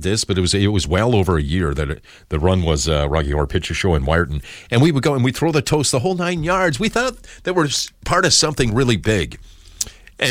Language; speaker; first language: English; native; English